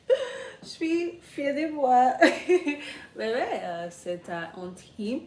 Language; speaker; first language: French; non-native, learner; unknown